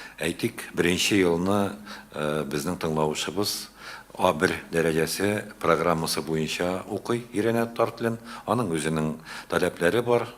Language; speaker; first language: Tatar; native; Tatar